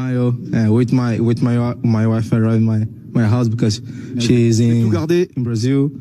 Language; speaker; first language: English; non-native, learner; Portuguese